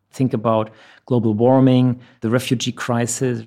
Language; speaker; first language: English; non-native, fluent; German